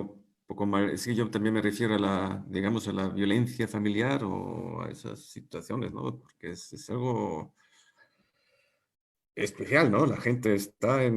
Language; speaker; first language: Spanish; non-native, fluent; German